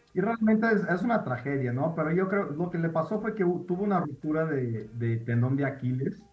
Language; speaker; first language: Spanish; non-native, fluent; Portuguese